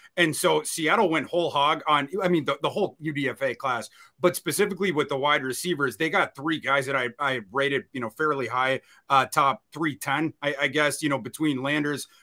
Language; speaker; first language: English; native; English